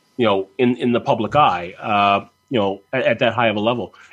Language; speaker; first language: English; native; English